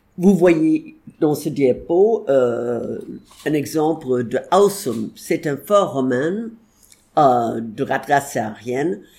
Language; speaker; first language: French; non-native, fluent; English